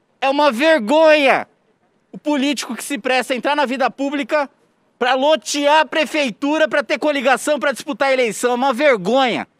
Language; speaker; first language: Portuguese; native; Portuguese